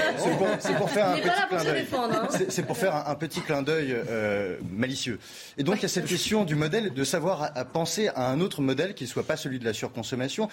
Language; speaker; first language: French; native; French